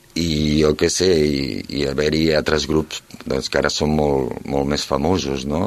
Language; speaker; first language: Catalan; native; Catalan